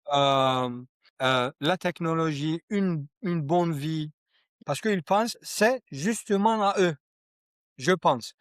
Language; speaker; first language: French; non-native, learner; Kurdish